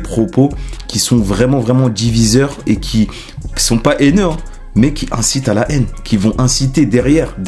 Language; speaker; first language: French; native; French